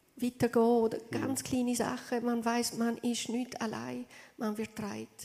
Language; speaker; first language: German; non-native, fluent; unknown